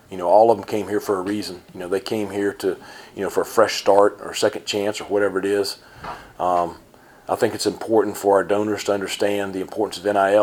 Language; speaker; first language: English; native; English